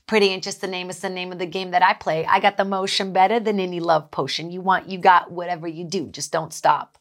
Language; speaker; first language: English; early bilingual, other home language; Portuguese